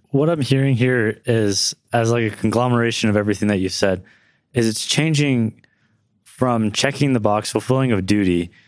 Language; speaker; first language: English; native; English